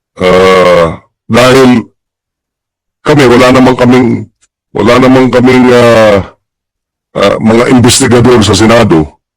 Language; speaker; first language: Filipino; native; Filipino